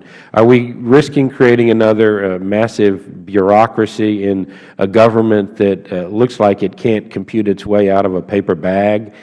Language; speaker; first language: English; native; English